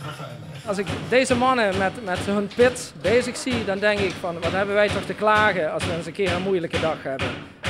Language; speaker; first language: Dutch; native; Dutch